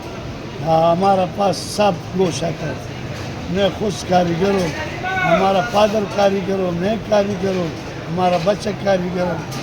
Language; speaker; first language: Hindi; non-native, local second language; Pashto